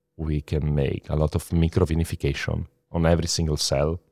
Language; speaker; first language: English; non-native, fluent; Italian